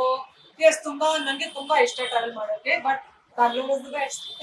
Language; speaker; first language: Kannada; non-native, local second language; Hindi